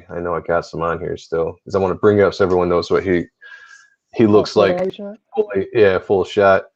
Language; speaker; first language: English; native; English